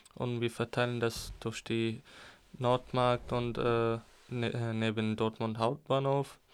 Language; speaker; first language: German; non-native, fluent; Arabic